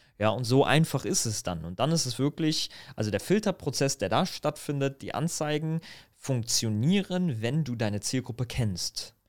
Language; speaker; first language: German; native; German